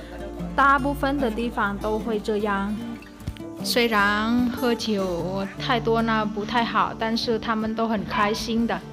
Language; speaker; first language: Chinese; non-native, fluent; Vietnamese